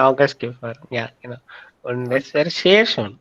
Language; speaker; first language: German; non-native, learner; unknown